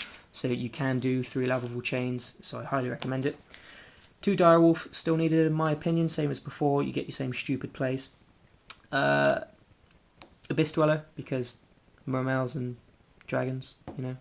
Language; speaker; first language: English; native; English